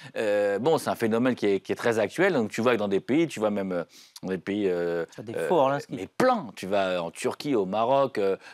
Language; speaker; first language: French; native; French